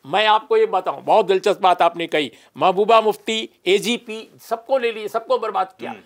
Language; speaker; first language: Hindi; native; Hindi